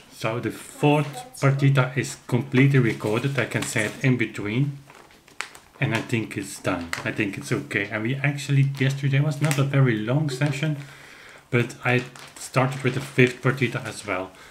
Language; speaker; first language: English; non-native, fluent; Dutch